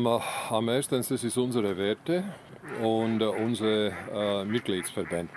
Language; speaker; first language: German; non-native, learner; Latvian